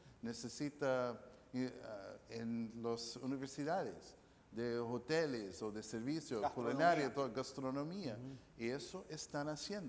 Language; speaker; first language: Spanish; non-native, fluent; English